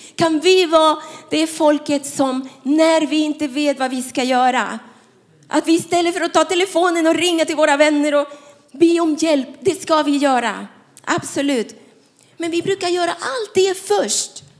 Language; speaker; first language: Swedish; non-native, fluent; Spanish